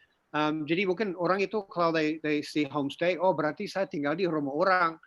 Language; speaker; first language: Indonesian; non-native, fluent; English